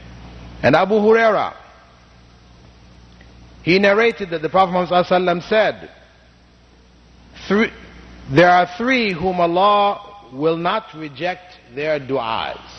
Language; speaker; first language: English; non-native, fluent; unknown